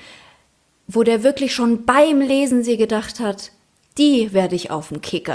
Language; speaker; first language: German; early bilingual, other home language; Russian